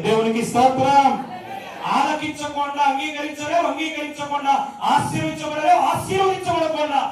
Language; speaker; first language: Telugu; native; Telugu